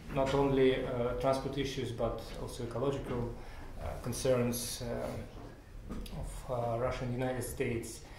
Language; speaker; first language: English; non-native, fluent; Russian